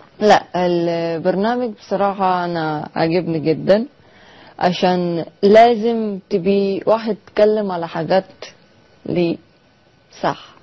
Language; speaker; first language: Arabic; non-native, learner; Armenian